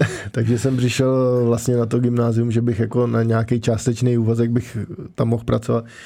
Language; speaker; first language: Czech; native; Czech